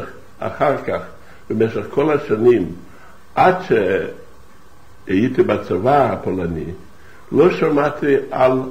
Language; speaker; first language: Hebrew; non-native, fluent; Yiddish